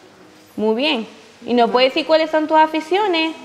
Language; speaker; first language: Spanish; native; Spanish